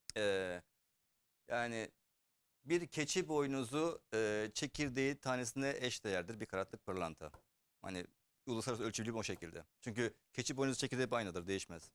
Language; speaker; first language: Turkish; early bilingual, heritage; Turkish